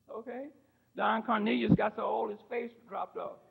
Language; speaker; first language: English; native; English